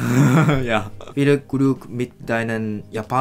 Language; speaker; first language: German; non-native, learner; Japanese